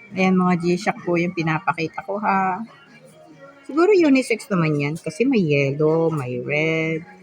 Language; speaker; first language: Filipino; native; Filipino